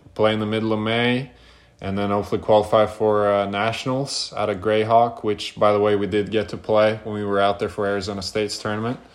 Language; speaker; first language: English; non-native, fluent; Norwegian